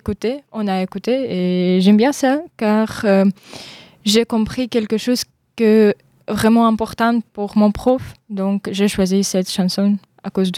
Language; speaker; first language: French; non-native, learner; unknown